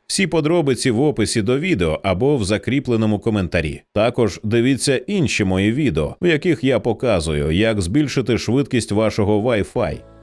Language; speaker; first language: Ukrainian; native; Ukrainian